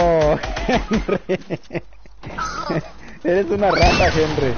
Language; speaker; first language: Spanish; native; Spanish